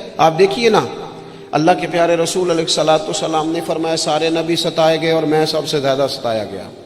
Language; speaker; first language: Urdu; native; Urdu